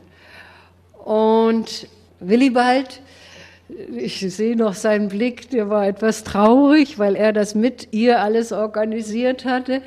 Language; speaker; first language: German; native; German